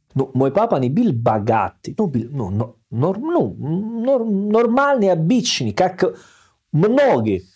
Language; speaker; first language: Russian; non-native, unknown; Italian